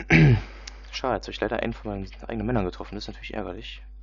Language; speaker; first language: German; native; German